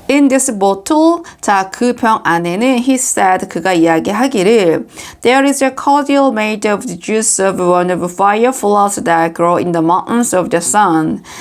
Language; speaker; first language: English; non-native, fluent; Korean